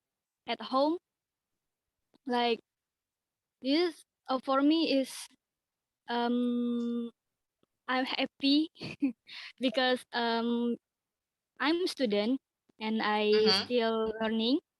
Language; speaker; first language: English; non-native, learner; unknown